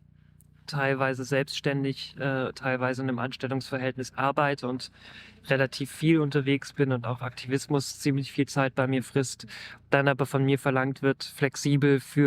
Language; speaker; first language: German; native; German